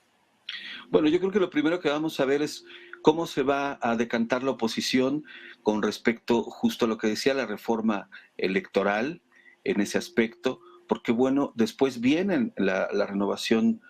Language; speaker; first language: Spanish; native; Spanish